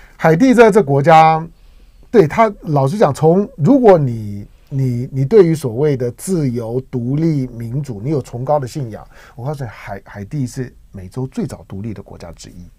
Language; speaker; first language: Chinese; native; Chinese